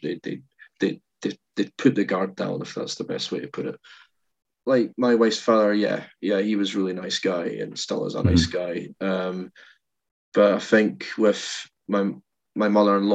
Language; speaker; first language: English; native; English